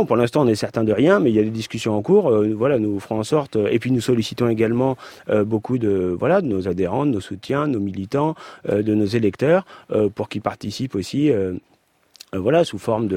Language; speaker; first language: French; native; French